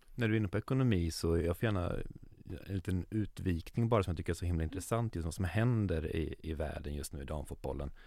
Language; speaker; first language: Swedish; native; Swedish